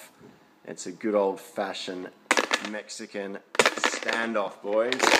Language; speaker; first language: English; native; English